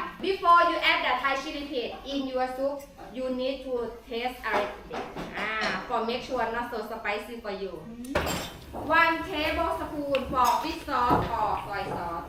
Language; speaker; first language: English; non-native, learner; Thai